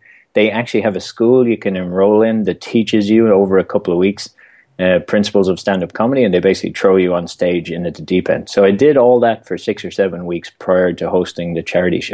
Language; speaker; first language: English; native; English